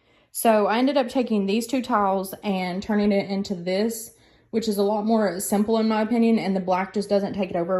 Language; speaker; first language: English; native; English